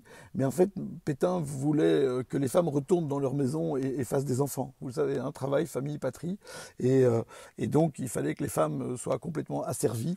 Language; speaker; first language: French; native; French